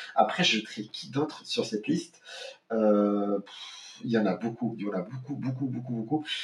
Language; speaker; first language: French; non-native, local second language; Arabic